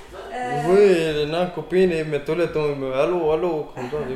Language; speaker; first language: French; non-native, learner; Punjabi